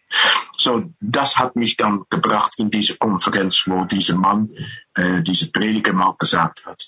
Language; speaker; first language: German; non-native, fluent; Dutch